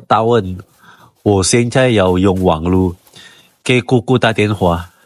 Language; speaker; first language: Chinese; non-native, learner; Indonesian